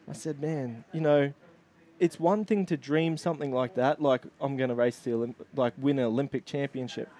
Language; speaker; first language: English; native; English